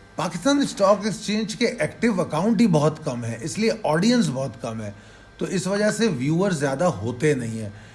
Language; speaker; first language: Urdu; native; Urdu